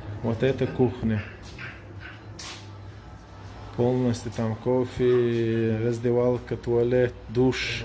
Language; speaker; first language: Russian; non-native, local second language; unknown